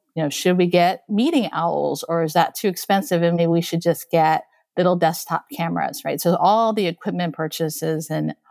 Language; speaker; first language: English; early bilingual, other home language; Japanese